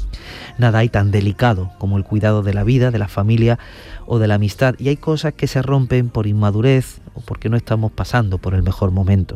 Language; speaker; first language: Spanish; native; Spanish